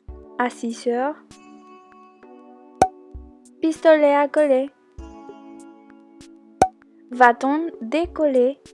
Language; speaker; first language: French; non-native, learner; Spanish